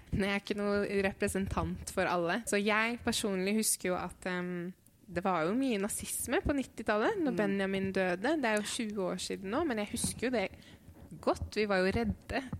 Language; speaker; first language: Norwegian; native; Norwegian